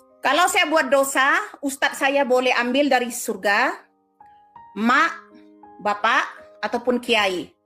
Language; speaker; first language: Indonesian; non-native, local second language; Madurese